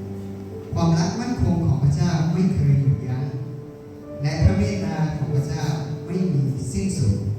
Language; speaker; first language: Thai; non-native, local second language; Iu Mien